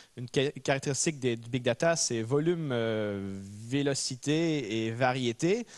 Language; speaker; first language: French; native; French